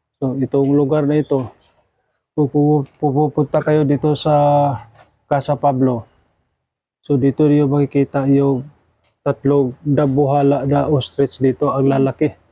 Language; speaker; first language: Filipino; non-native, local second language; Cebuano